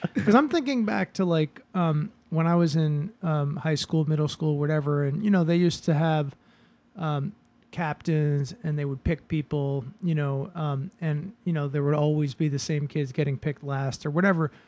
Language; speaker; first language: English; native; English